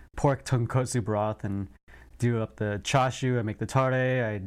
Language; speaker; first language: English; native; English